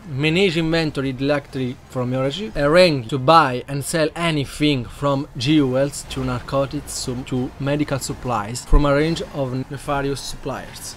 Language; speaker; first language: English; non-native, learner; Italian